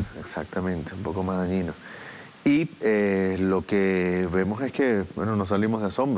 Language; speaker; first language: Spanish; native; Spanish